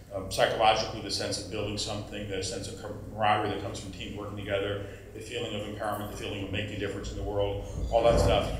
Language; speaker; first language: English; native; English